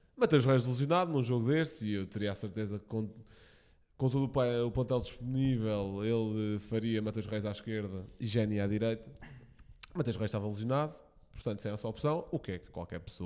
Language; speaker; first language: Portuguese; native; Portuguese